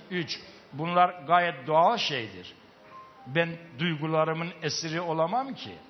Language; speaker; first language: Turkish; native; Turkish